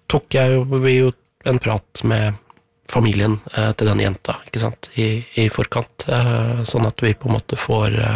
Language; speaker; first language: Norwegian; native; Norwegian